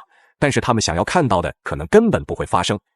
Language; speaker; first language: Chinese; native; Chinese